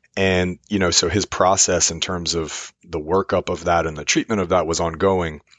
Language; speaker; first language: English; native; English